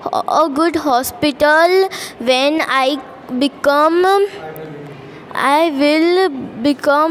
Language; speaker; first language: English; non-native, learner; Hindi